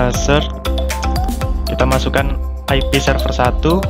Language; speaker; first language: Indonesian; native; Indonesian